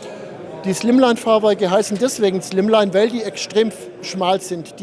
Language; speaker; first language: German; native; German